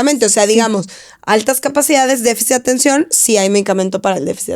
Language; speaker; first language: Spanish; native; Spanish